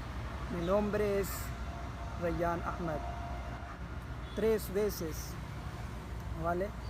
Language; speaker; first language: Spanish; non-native, learner; Urdu